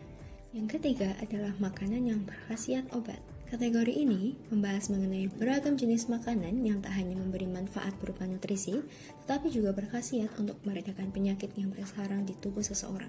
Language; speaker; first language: Indonesian; native; Indonesian